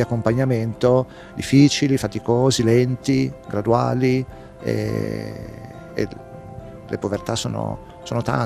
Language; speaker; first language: Italian; native; Italian